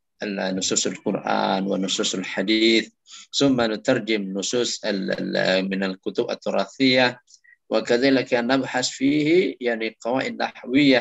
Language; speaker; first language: Arabic; non-native, fluent; Indonesian